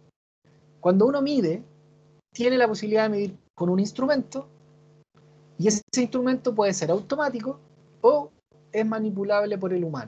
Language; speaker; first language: Spanish; native; Spanish